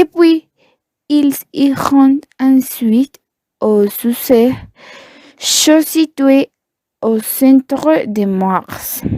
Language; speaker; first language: French; non-native, learner; Spanish